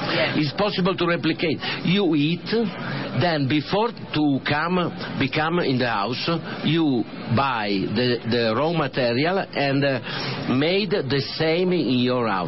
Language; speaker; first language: English; non-native, learner; Italian